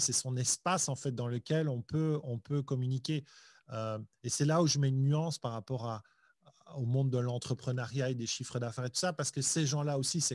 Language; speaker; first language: French; native; French